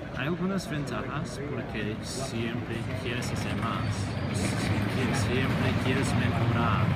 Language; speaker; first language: Spanish; non-native, learner; English